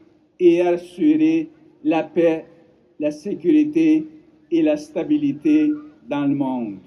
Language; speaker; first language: French; non-native, local second language; Ukrainian